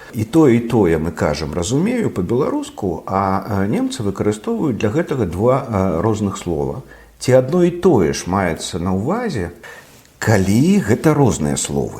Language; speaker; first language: Belarusian; non-native, local second language; Russian